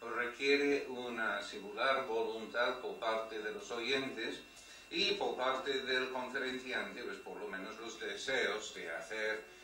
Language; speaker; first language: Spanish; non-native, fluent; English